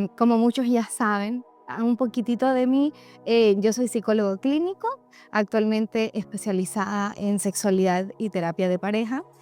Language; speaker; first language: Spanish; native; Spanish